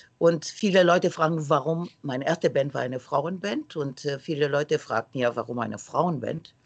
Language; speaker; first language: German; non-native, fluent; Romanian